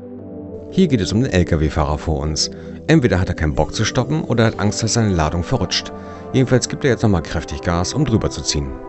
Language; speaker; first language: German; native; German